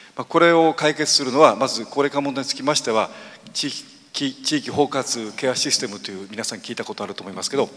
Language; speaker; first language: Japanese; native; Japanese